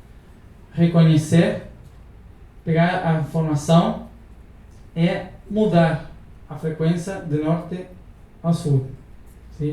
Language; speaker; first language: Portuguese; non-native, learner; Spanish